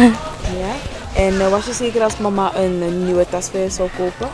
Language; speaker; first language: Dutch; native; Dutch